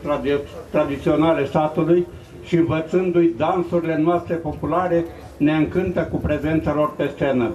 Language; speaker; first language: Romanian; native; Romanian